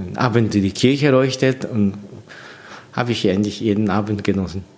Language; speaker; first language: German; non-native, learner; Japanese